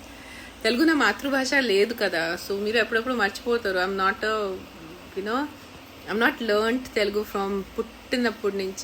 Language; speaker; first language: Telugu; non-native, local second language; Marathi